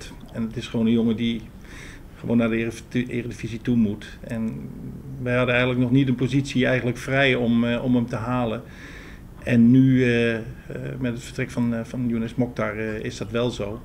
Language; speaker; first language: Dutch; native; Dutch